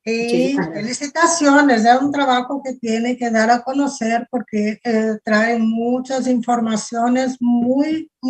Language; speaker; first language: Spanish; non-native, fluent; Portuguese